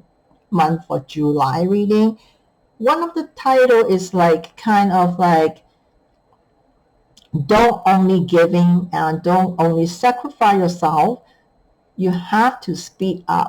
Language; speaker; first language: English; non-native, fluent; Chinese